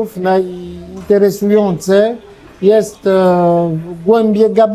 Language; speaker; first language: Polish; non-native, learner; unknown